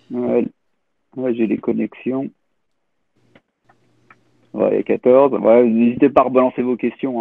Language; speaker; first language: French; native; French